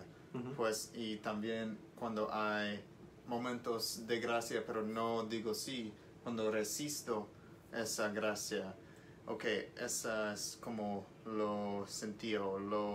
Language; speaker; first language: Spanish; non-native, learner; English